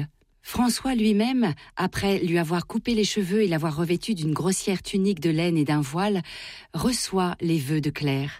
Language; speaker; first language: French; native; French